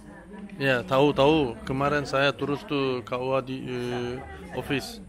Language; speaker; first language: Indonesian; non-native, learner; Turkish